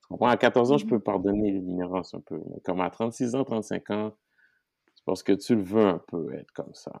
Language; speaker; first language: French; non-native, local second language; Haitian Creole